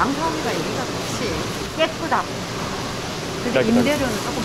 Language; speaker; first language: Korean; native; Korean